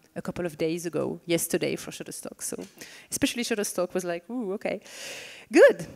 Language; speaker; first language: English; non-native, fluent; French